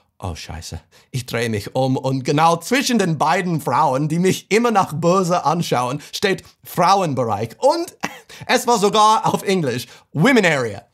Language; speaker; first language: German; non-native, fluent; English